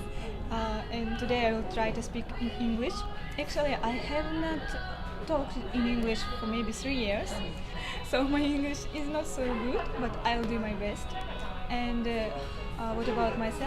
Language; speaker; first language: English; non-native, learner; Russian